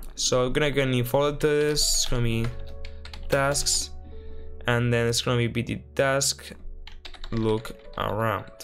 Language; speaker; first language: English; non-native, fluent; Spanish